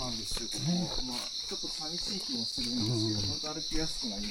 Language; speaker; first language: Japanese; native; Japanese